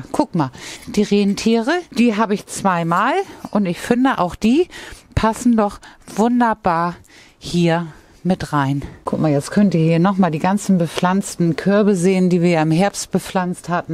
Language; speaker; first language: German; native; German